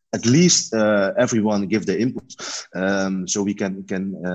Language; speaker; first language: English; non-native, learner; Dutch